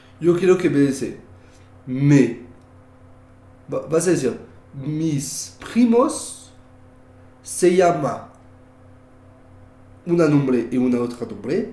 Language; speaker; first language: Spanish; non-native, learner; French